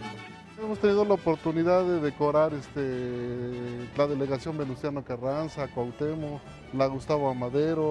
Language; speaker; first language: Spanish; native; Spanish